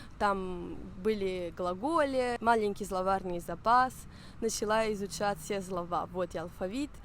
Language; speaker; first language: Russian; non-native, fluent; Spanish